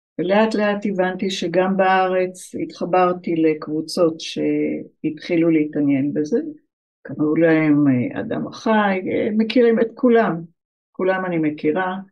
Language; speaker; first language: Hebrew; early bilingual, other home language; English